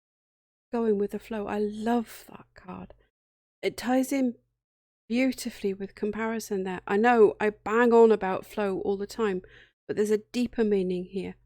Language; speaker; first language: English; native; English